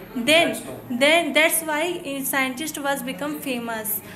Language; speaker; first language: English; non-native, local second language; Hindi